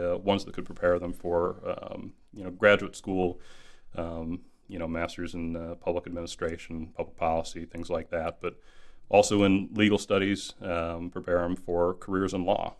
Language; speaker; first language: English; native; English